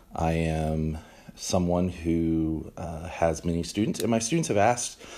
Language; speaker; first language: English; native; English